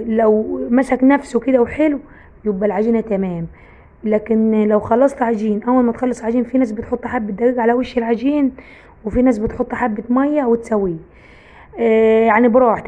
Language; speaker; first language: Arabic; native; Arabic